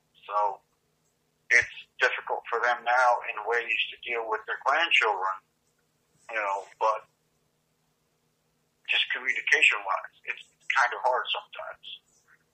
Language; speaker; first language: English; native; English